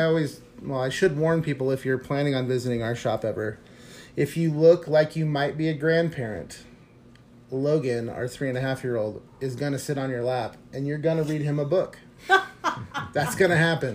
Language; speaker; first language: English; native; English